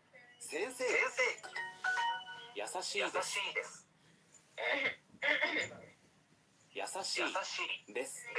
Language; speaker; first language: Japanese; non-native, learner; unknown